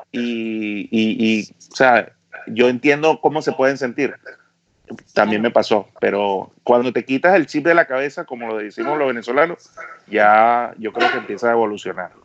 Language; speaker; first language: Spanish; native; Spanish